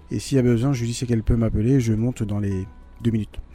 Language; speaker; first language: French; native; French